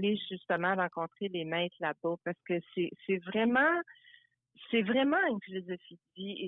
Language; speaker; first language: French; native; French